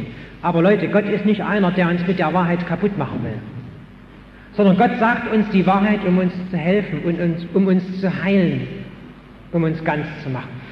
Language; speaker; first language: German; native; German